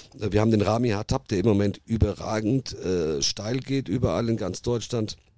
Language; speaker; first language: German; early bilingual, other home language; Italian